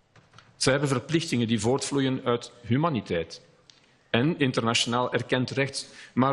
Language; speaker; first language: Dutch; native; Dutch